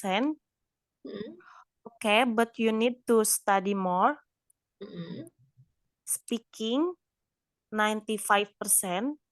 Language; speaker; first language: English; non-native, learner; Indonesian